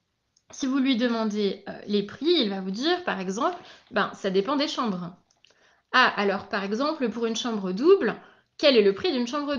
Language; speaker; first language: French; native; French